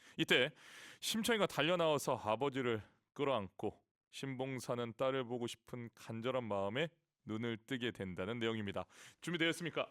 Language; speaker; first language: Korean; native; Korean